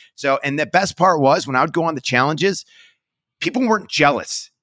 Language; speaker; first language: English; native; English